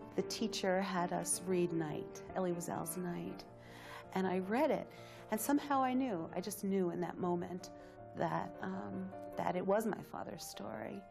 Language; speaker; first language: English; native; English